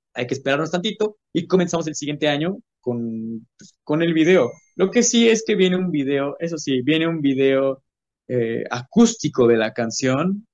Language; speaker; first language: Spanish; native; Spanish